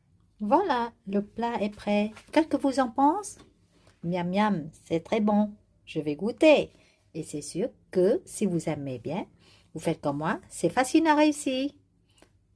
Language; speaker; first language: French; non-native, learner; Vietnamese